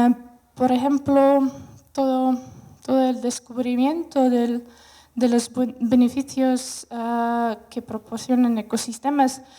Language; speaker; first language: Spanish; non-native, fluent; Russian